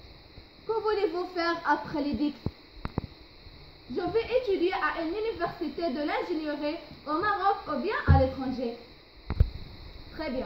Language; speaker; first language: French; non-native, local second language; Arabic